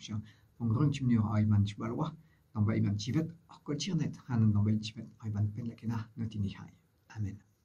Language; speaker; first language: Khmer; non-native, fluent; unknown